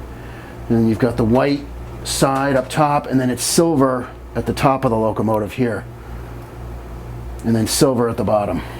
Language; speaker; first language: English; native; English